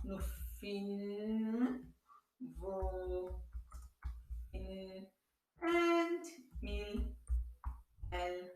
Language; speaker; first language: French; non-native, fluent; English